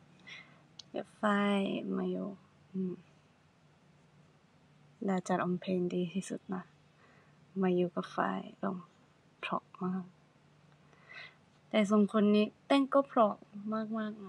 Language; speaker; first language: Thai; non-native, learner; Japanese